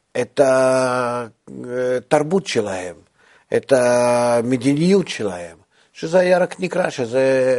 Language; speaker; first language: Hebrew; non-native, fluent; Russian